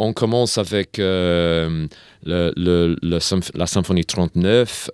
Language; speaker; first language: French; non-native, learner; English